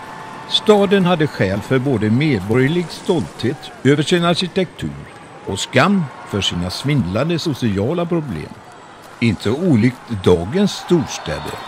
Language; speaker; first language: Swedish; native; Swedish